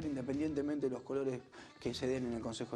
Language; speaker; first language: Spanish; native; Spanish